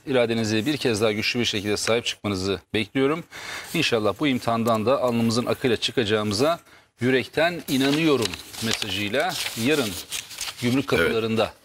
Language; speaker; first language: Turkish; native; Turkish